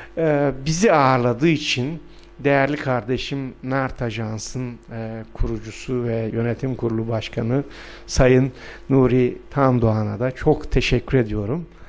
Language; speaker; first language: Turkish; non-native, local second language; Adyghe